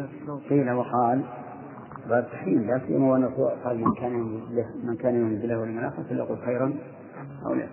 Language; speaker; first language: Arabic; native; Arabic